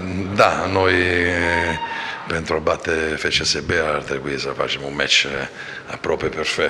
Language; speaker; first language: Romanian; non-native, fluent; Italian